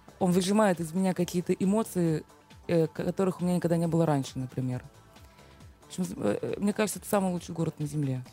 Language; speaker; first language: Russian; native; Russian